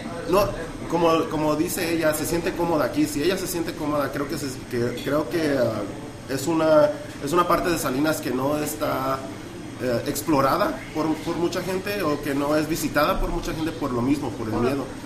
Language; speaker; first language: Spanish; early bilingual, heritage; Spanish